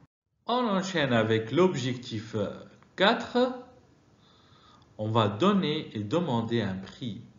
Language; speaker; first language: French; non-native, fluent; Arabic